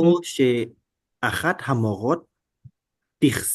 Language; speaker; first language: Hebrew; non-native, learner; Indonesian